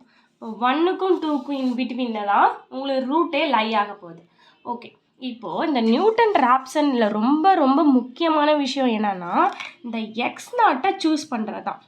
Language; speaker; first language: Tamil; native; Tamil